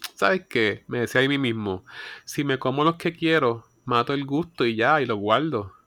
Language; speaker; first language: Spanish; native; Spanish